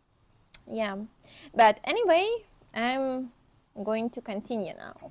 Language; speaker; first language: English; non-native, fluent; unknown